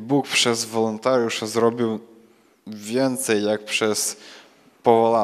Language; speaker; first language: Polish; non-native, learner; Russian